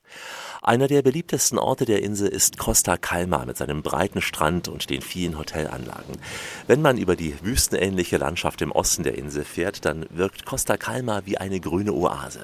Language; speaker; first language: German; native; German